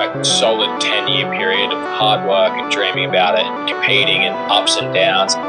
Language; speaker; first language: English; native; English